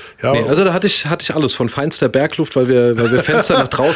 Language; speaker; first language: German; native; German